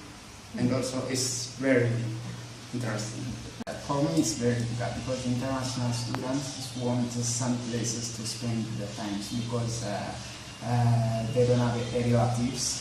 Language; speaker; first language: English; non-native, learner; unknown